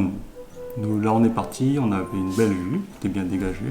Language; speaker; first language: French; native; French